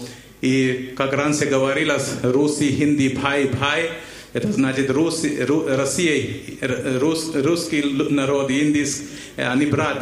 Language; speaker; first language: Russian; non-native, fluent; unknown